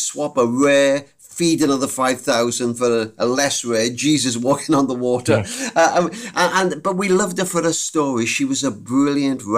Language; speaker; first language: English; native; English